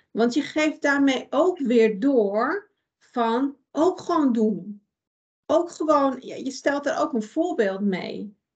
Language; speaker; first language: Dutch; early bilingual, other home language; Persian